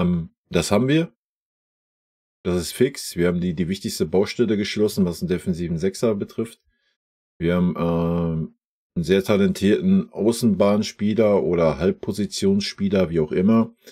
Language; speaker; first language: German; native; German